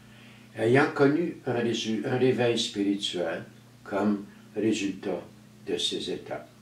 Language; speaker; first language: French; native; French